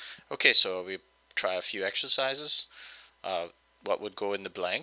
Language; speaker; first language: English; native; English